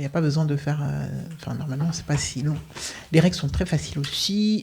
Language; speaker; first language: French; native; French